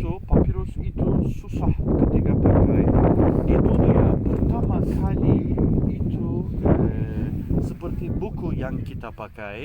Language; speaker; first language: Indonesian; non-native, fluent; Turkish